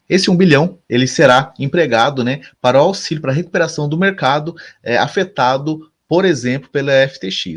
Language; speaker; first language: Portuguese; native; Portuguese